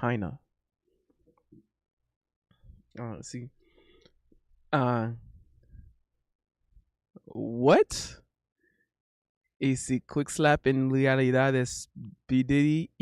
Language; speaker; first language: Spanish; non-native, learner; English